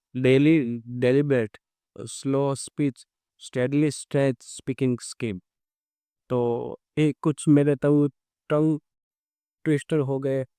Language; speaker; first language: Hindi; non-native, local second language; Gujarati